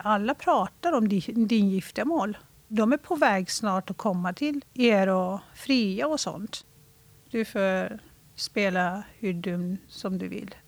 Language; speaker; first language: Swedish; non-native, fluent; Persian